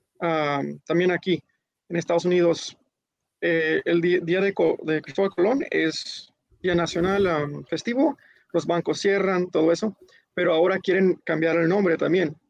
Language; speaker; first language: Spanish; early bilingual, heritage; Spanish